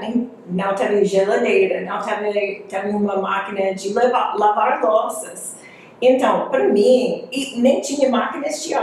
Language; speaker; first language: Portuguese; non-native, fluent; English